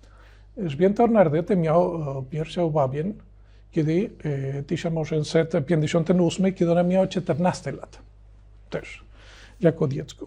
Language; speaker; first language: Polish; non-native, learner; Spanish